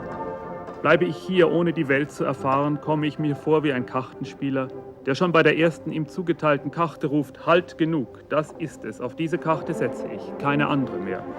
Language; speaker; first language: German; native; German